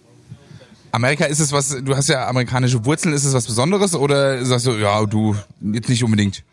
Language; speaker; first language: German; native; German